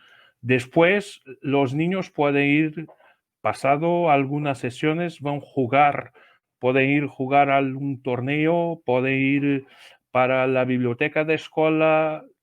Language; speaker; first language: Spanish; non-native, learner; Portuguese